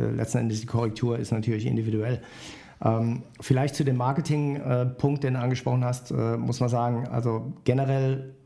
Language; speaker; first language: German; native; German